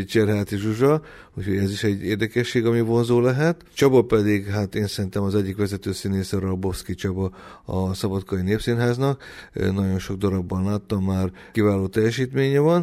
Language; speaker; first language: Hungarian; native; Hungarian